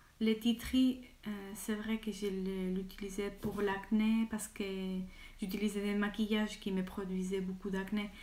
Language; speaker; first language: French; non-native, fluent; Spanish